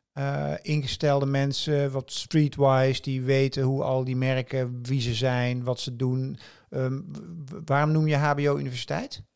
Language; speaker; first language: Dutch; native; Dutch